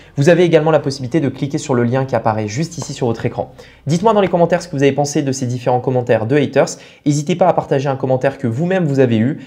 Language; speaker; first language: French; native; French